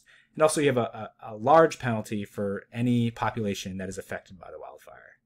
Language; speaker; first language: English; native; English